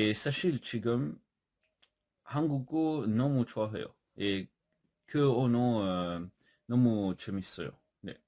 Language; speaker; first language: Korean; non-native, learner; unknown